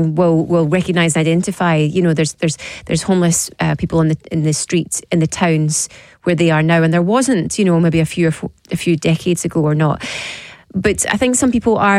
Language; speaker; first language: English; native; English